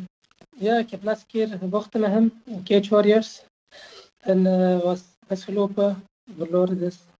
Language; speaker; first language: Dutch; non-native, fluent; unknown